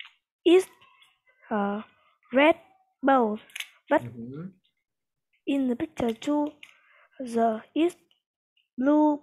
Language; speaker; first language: English; non-native, learner; Vietnamese